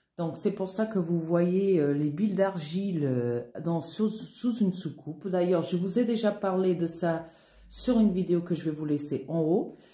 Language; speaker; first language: French; non-native, fluent; Portuguese